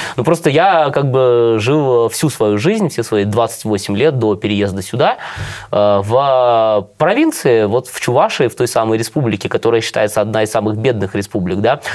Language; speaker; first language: Russian; native; Russian